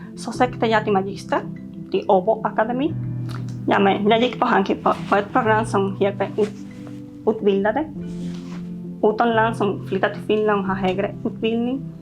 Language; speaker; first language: Swedish; non-native, fluent; Spanish